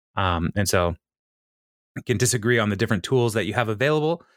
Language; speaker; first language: English; native; English